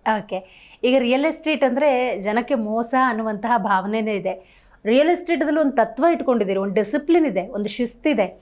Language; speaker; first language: Kannada; native; Kannada